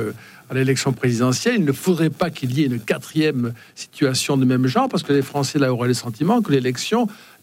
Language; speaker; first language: French; native; French